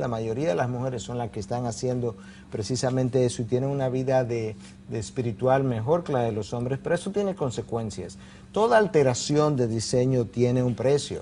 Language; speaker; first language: Spanish; native; Spanish